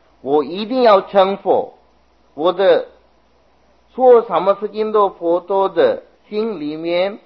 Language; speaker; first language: Chinese; non-native, fluent; Sinhala